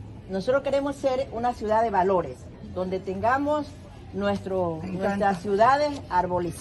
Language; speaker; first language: Spanish; native; Spanish